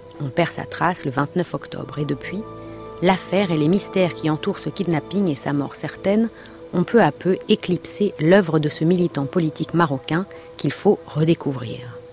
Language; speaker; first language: French; native; French